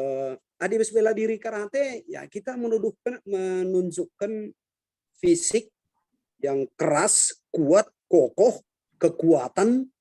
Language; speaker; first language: Indonesian; non-native, local second language; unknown